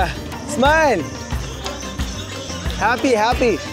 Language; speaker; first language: English; non-native, local second language; Bangla